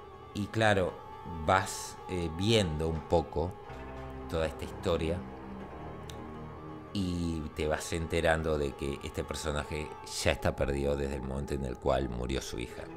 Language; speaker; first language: Spanish; native; Spanish